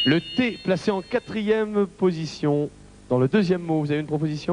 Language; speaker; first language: French; native; French